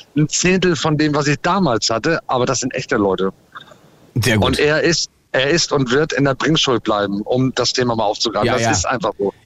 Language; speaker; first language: German; early bilingual, other home language; English